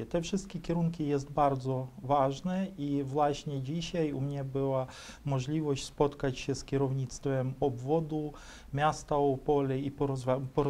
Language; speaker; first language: Polish; non-native, fluent; Ukrainian